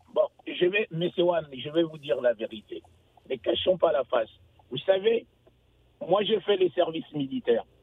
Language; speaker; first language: French; non-native, local second language; Lingala